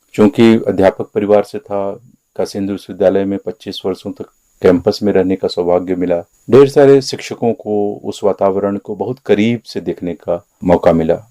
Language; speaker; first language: Hindi; native; Hindi